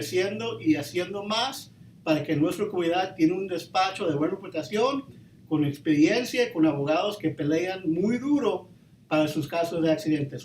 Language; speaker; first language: Spanish; early bilingual, heritage; Spanish